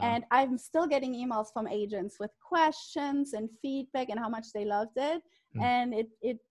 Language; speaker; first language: English; non-native, fluent; German